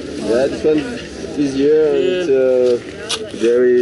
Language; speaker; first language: English; non-native, learner; French